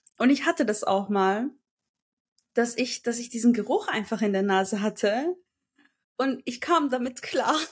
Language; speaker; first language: German; early bilingual, other home language; Turkish